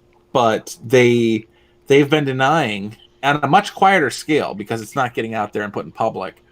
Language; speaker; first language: English; native; English